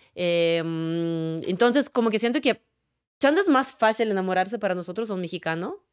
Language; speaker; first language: Spanish; non-native, fluent; Russian